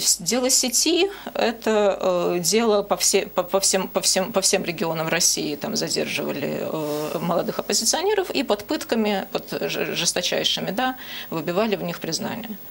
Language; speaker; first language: Russian; native; Russian